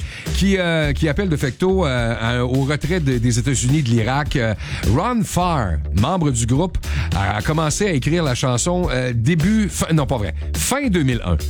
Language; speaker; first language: French; native; French